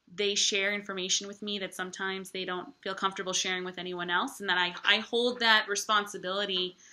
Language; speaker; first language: English; native; English